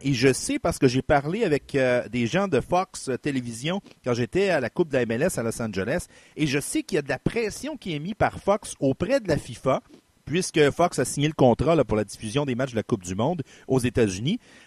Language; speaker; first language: French; native; French